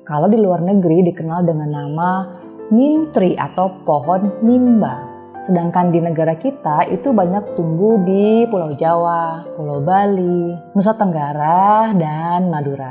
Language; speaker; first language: Indonesian; native; Indonesian